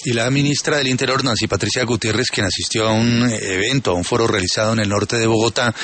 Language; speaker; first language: Spanish; native; Spanish